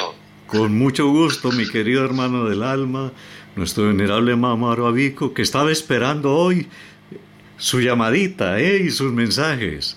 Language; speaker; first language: Spanish; native; Spanish